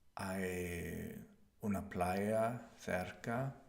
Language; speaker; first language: Spanish; non-native, learner; English